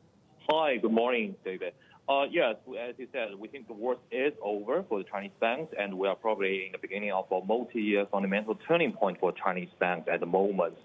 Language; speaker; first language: English; non-native, fluent; Chinese